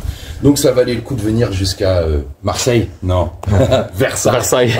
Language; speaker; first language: French; native; French